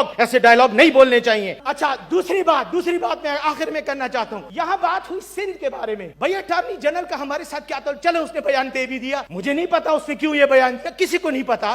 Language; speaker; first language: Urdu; non-native, local second language; Pashto